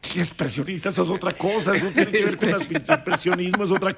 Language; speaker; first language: Spanish; native; Spanish